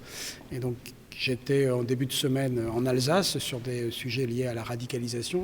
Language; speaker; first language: French; native; French